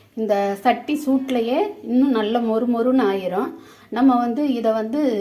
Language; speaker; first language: Tamil; native; Tamil